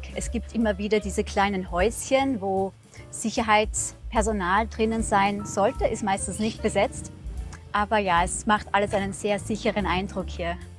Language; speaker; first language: German; native; German